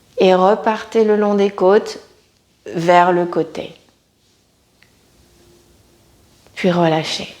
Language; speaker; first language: French; native; French